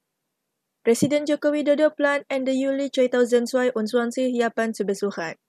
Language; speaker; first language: German; non-native, fluent; Indonesian